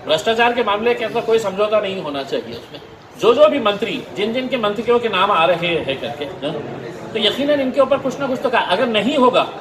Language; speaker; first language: Hindi; non-native, local second language; Marathi